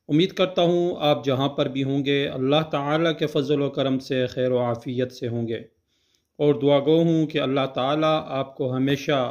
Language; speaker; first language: Urdu; native; Urdu